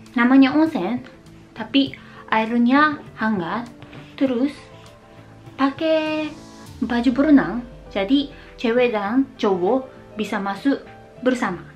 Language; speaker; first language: Indonesian; non-native, fluent; Japanese